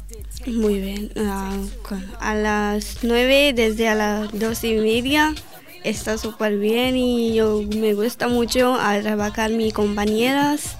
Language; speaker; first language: Spanish; non-native, learner; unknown